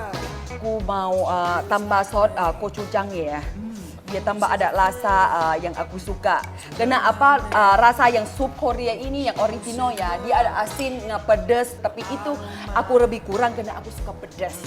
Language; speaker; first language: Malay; non-native, fluent; Thai